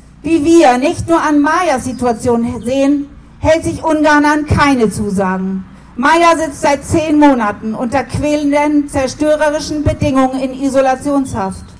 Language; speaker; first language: German; native; German